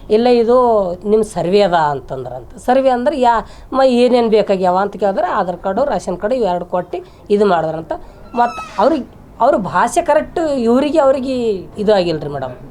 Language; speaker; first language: Kannada; native; Kannada